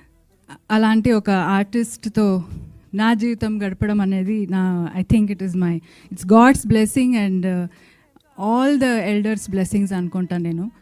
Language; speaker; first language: Telugu; non-native, local second language; Kannada